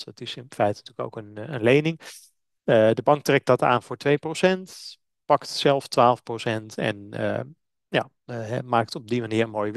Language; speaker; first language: Dutch; native; Dutch